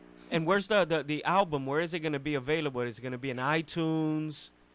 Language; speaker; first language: English; early bilingual, other home language; Spanish